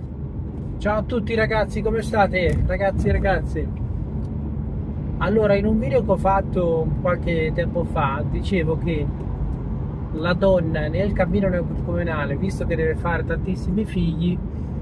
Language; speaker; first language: Italian; native; Italian